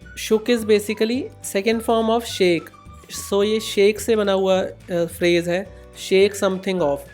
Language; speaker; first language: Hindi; non-native, local second language; Punjabi